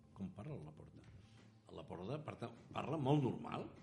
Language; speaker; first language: Catalan; native; Catalan